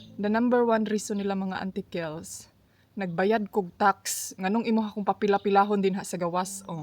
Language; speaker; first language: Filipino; non-native, local second language; Cebuano